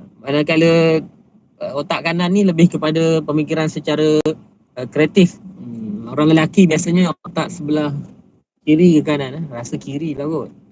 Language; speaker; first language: Malay; native; Malay